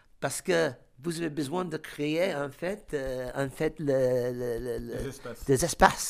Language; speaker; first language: French; non-native, fluent; English